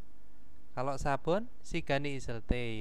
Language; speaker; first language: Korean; non-native, fluent; Indonesian